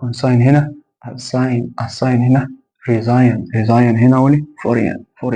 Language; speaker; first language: Arabic; native; Arabic